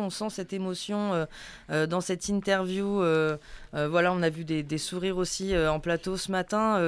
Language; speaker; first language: French; native; French